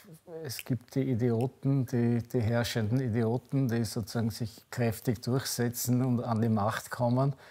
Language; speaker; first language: German; native; German